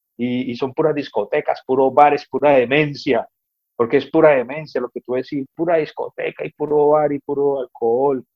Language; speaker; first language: Spanish; native; Spanish